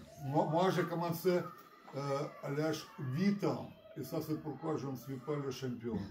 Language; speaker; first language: French; non-native, learner; Russian